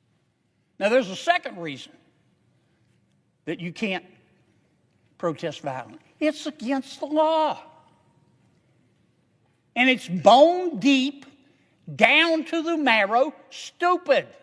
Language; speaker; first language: English; native; English